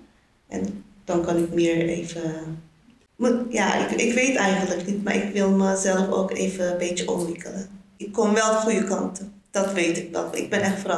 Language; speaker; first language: Dutch; non-native, learner; Turkish